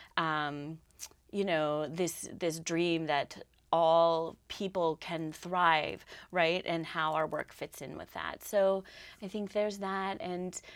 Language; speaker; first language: English; native; English